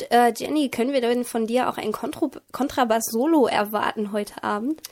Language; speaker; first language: German; native; German